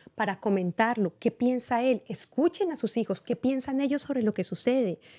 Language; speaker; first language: Spanish; native; Spanish